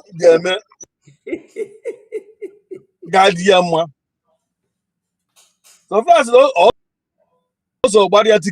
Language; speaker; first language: Igbo; early bilingual, heritage; Igbo